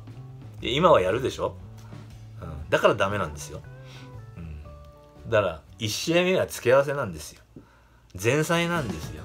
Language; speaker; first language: Japanese; native; Japanese